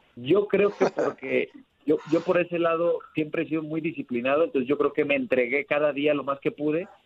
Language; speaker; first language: Spanish; native; Spanish